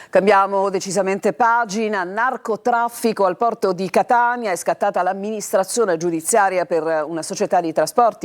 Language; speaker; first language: Italian; native; Italian